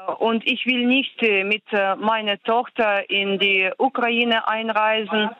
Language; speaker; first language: German; non-native, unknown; Ukrainian